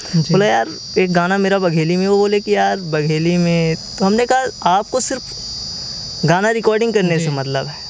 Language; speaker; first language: Hindi; native; Hindi